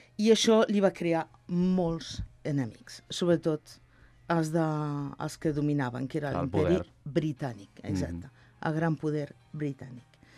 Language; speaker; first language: Catalan; non-native, local second language; Spanish